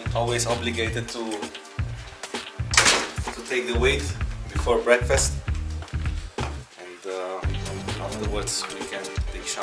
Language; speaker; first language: English; non-native, learner; Portuguese